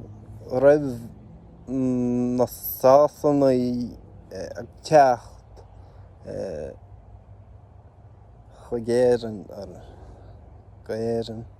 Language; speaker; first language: Irish; non-native, local second language; English